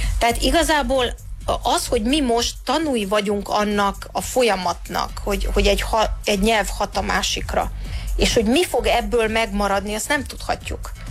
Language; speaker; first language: Hungarian; native; Hungarian